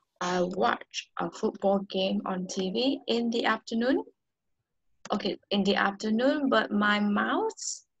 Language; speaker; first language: English; non-native, learner; Vietnamese